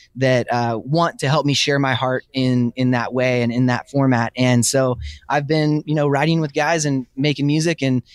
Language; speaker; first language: English; native; English